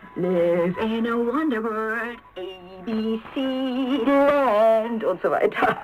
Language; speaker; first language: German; native; German